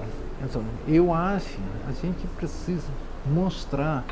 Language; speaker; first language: Portuguese; non-native, fluent; Dutch